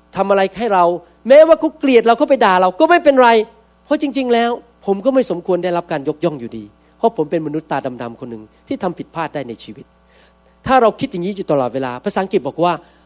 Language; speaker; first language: Thai; native; Thai